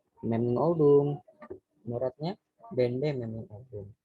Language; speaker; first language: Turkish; non-native, fluent; Indonesian